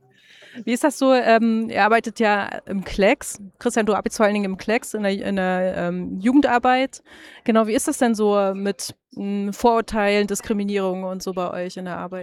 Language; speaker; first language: German; native; German